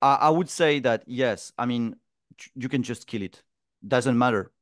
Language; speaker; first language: English; non-native, fluent; French